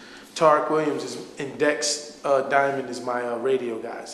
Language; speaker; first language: English; native; English